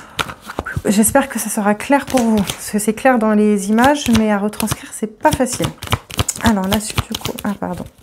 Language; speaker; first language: French; native; French